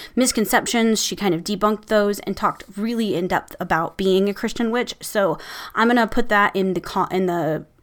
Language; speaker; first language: English; native; English